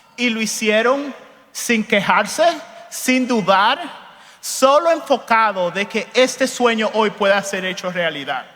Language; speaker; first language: Spanish; early bilingual, heritage; Spanish